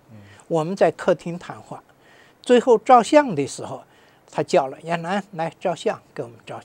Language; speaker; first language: Chinese; native; Chinese